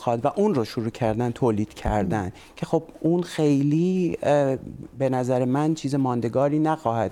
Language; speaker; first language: Persian; native; Persian